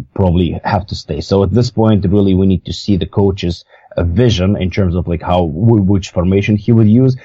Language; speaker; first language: English; non-native, fluent; Russian